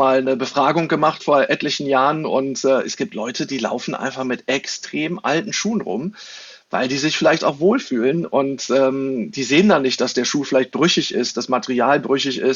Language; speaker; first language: German; native; German